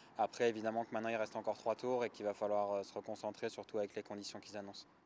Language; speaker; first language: French; native; French